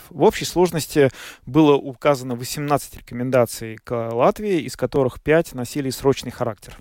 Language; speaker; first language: Russian; native; Russian